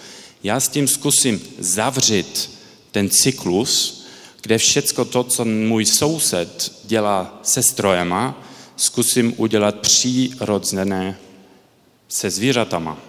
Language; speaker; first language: Czech; early bilingual, heritage; Czech